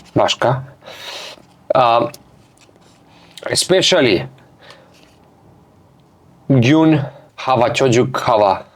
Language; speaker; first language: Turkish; non-native, learner; English